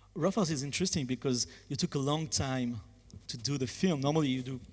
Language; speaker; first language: English; non-native, fluent; French